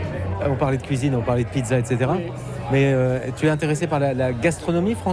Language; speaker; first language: French; native; French